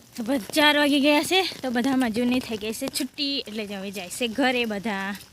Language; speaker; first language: Gujarati; native; Gujarati